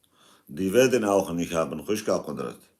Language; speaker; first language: German; non-native, fluent; Kurdish